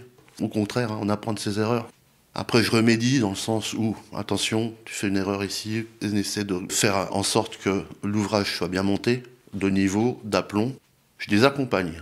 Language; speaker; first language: French; native; French